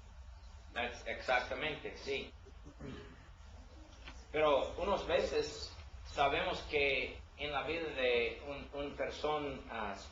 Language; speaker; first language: Spanish; non-native, learner; English